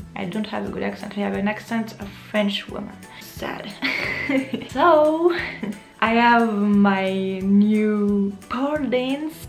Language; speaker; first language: English; non-native, learner; French